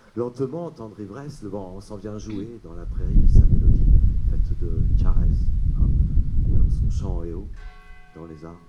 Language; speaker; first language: French; native; French